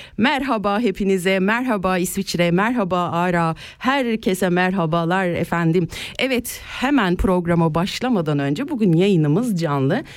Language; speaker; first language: Turkish; native; Turkish